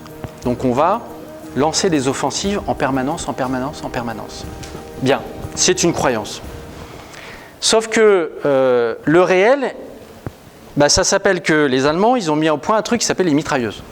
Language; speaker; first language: French; native; French